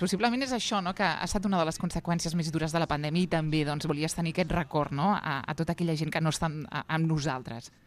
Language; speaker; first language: Catalan; native; Catalan